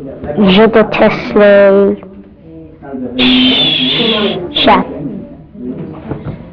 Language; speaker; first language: French; non-native, learner; English